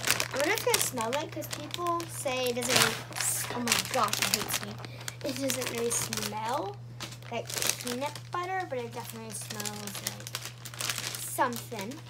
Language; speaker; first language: English; native; English